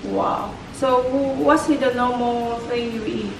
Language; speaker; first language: English; non-native, fluent; Vietnamese